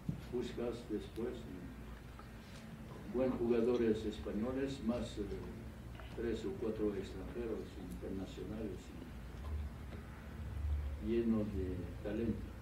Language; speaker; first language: Spanish; non-native, fluent; French